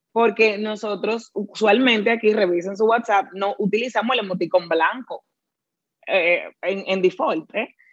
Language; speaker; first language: Spanish; native; Spanish